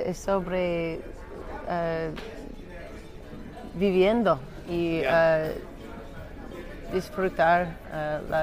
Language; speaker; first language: Spanish; non-native, learner; English